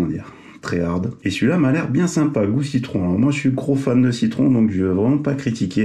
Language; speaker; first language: French; native; French